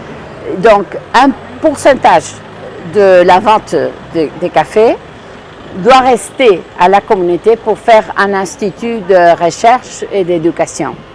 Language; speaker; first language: French; non-native, fluent; Spanish